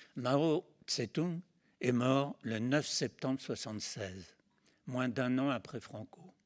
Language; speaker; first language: French; native; French